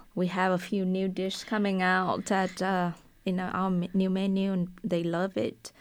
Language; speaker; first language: English; non-native, fluent; Vietnamese